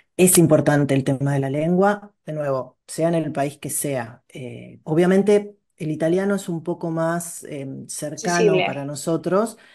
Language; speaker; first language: Spanish; native; Spanish